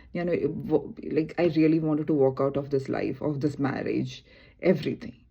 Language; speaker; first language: English; non-native, local second language; Malayalam